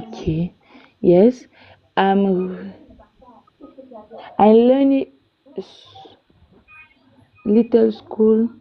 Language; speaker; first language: English; non-native, learner; French